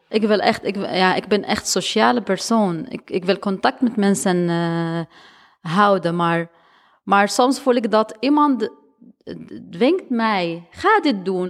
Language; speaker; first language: Dutch; non-native, learner; Arabic